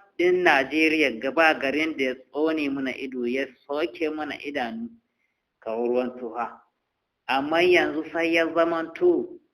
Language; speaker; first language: Hausa; non-native, local second language; Fula